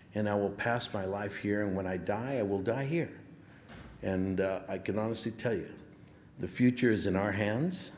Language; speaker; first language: English; early bilingual, other home language; Spanish